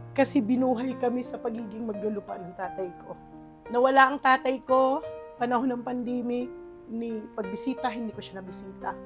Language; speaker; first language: Filipino; non-native, local second language; Cebuano